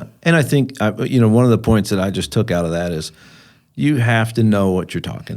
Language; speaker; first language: English; native; English